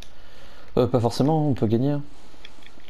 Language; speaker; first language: French; native; French